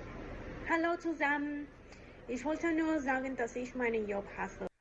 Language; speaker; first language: German; non-native, learner; English